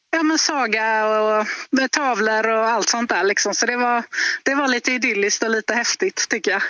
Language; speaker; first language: Swedish; native; Swedish